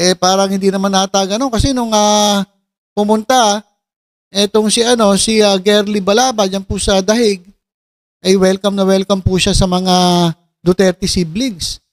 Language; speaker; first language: Filipino; native; Filipino